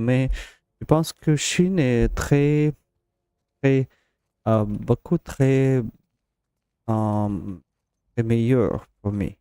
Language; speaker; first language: French; non-native, learner; Russian